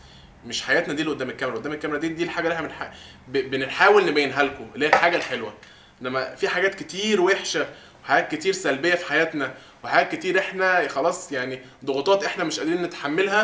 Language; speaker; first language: Arabic; native; Arabic